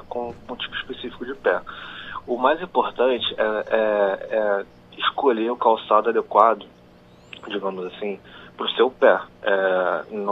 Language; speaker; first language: Portuguese; native; Portuguese